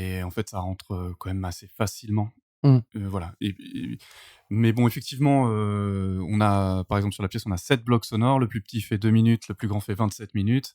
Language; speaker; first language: French; native; French